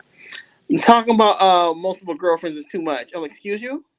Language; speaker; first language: English; native; English